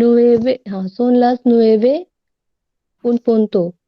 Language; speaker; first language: Spanish; non-native, learner; Hindi